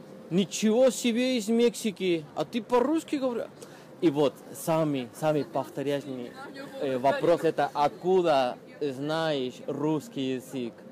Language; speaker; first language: Russian; non-native, fluent; Spanish